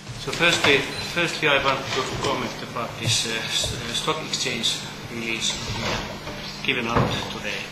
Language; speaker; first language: English; non-native, fluent; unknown